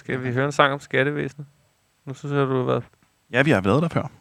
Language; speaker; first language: Danish; native; Danish